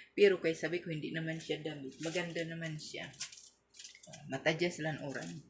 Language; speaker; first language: Filipino; non-native, local second language; Waray